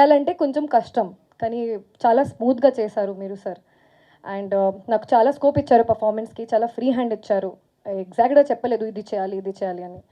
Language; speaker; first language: Telugu; non-native, fluent; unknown